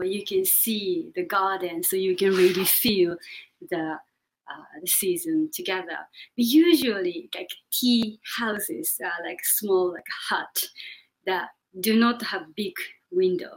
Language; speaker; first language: English; non-native, fluent; Japanese